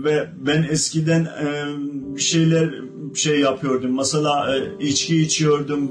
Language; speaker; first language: Turkish; non-native, local second language; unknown